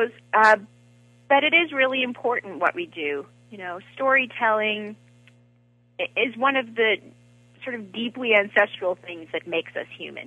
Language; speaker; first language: English; native; English